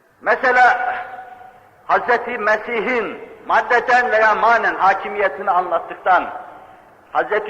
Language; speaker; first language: Turkish; native; Turkish